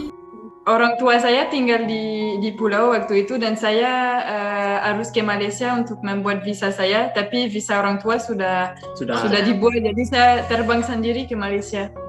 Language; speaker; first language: Indonesian; non-native, fluent; French